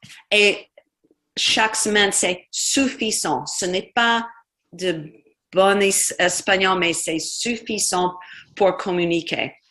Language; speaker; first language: French; non-native, fluent; English